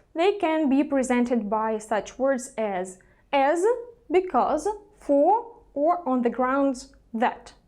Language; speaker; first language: English; non-native, fluent; Russian